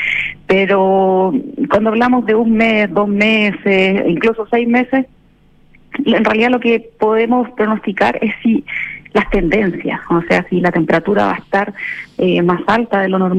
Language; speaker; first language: Spanish; native; Spanish